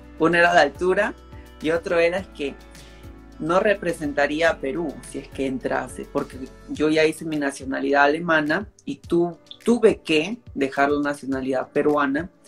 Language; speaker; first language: Spanish; native; Spanish